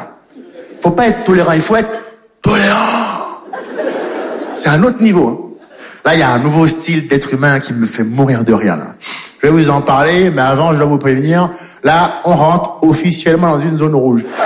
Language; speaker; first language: French; native; French